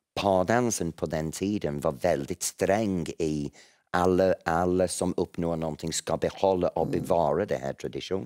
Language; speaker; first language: Swedish; non-native, fluent; English